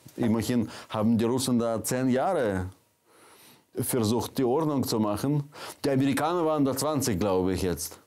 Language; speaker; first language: German; native; German